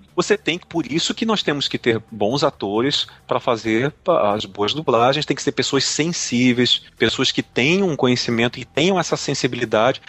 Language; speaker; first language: Portuguese; native; Portuguese